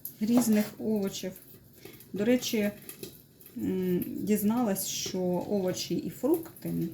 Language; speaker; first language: Ukrainian; non-native, local second language; Russian